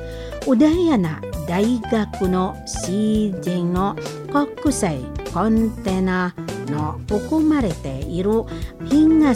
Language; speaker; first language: Japanese; non-native, learner; Indonesian